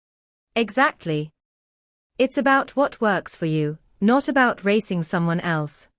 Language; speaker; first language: English; native; English